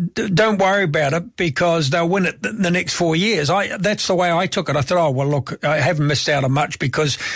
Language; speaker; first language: English; native; English